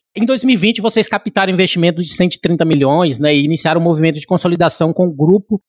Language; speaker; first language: Portuguese; non-native, fluent; German